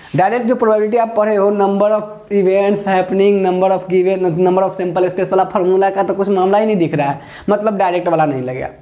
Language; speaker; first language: Hindi; native; Hindi